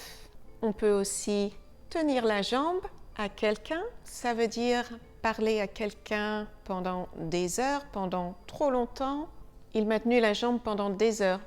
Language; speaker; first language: French; native; French